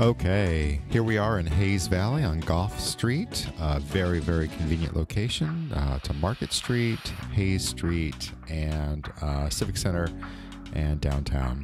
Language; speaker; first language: English; native; English